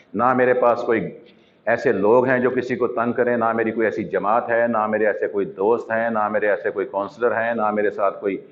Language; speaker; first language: Urdu; non-native, local second language; Punjabi